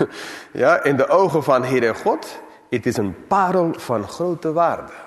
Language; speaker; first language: Dutch; non-native, fluent; English